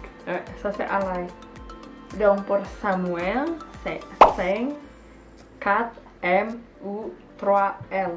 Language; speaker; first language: French; non-native, learner; Indonesian